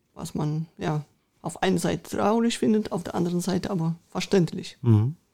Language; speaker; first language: German; early bilingual, other home language; Russian